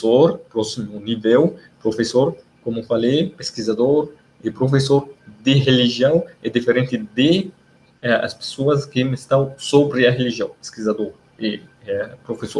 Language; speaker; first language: Portuguese; non-native, learner; Arabic